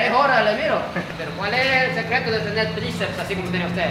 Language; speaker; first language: Spanish; non-native, fluent; Japanese